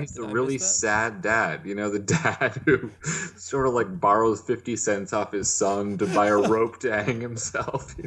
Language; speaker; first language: English; native; English